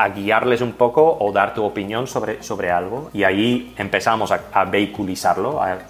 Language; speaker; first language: Spanish; non-native, fluent; Dutch